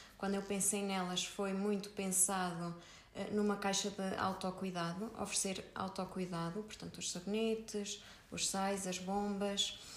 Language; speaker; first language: Portuguese; native; Portuguese